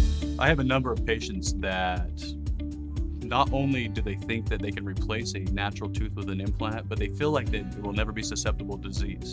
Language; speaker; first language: English; native; English